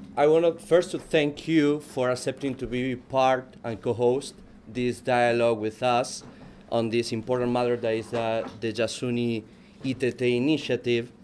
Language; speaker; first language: English; non-native, fluent; Spanish